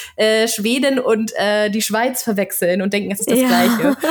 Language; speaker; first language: German; native; German